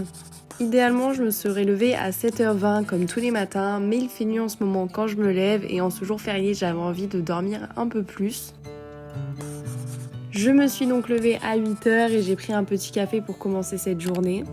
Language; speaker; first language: French; native; French